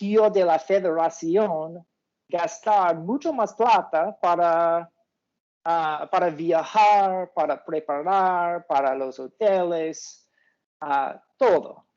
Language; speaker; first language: Spanish; non-native, fluent; English